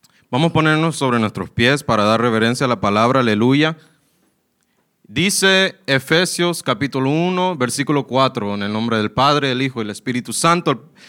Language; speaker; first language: Spanish; early bilingual, heritage; Spanish